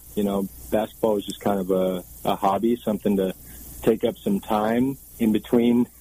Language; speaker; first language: English; native; English